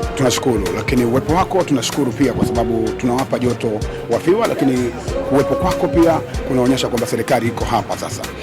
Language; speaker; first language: Swahili; native; Swahili